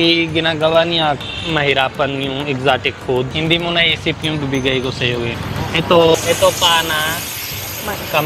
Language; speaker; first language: Filipino; non-native, learner; Punjabi